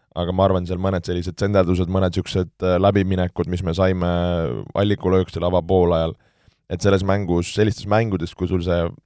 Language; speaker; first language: Estonian; native; Estonian